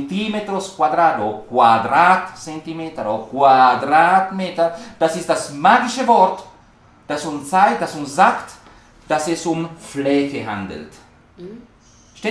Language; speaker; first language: German; non-native, learner; Spanish